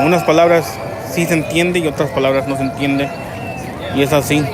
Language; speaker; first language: Spanish; early bilingual, heritage; Spanish